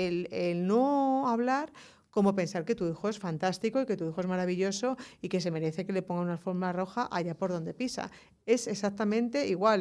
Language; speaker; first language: Spanish; native; Spanish